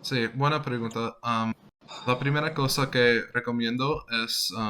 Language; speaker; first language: Spanish; non-native, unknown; English